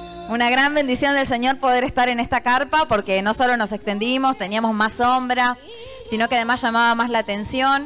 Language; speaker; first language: Spanish; native; Spanish